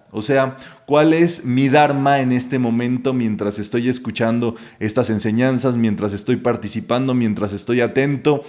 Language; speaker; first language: Spanish; native; Spanish